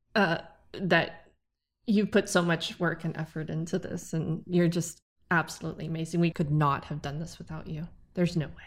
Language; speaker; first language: English; native; English